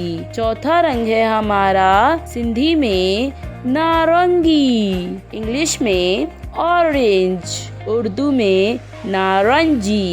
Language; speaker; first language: Hindi; non-native, local second language; Sindhi